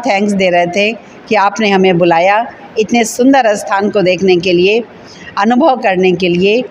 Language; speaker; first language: Hindi; native; Hindi